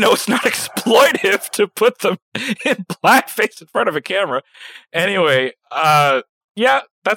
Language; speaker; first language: English; native; English